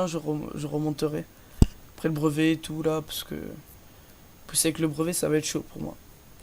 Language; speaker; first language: French; native; French